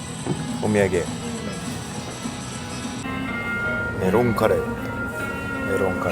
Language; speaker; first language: Japanese; native; Japanese